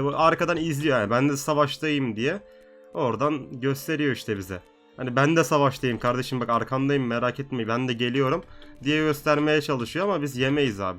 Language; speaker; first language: Turkish; native; Turkish